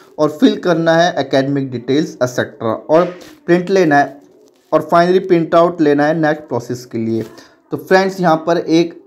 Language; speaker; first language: Hindi; native; Hindi